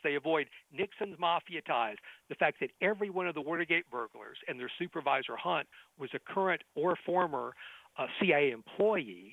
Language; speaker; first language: English; native; English